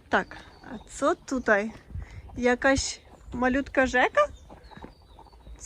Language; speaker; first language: Polish; non-native, learner; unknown